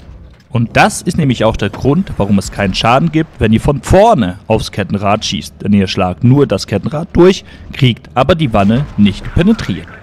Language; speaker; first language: German; native; German